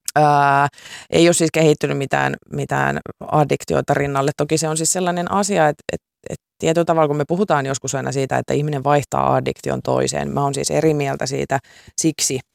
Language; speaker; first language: Finnish; native; Finnish